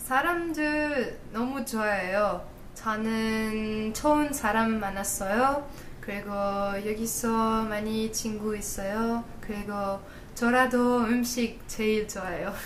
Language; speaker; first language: Korean; non-native, learner; French